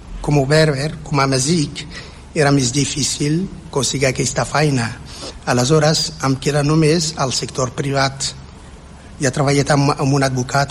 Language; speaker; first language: Catalan; non-native, fluent; Berber languages